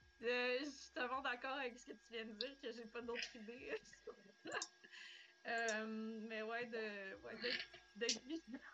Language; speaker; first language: French; native; French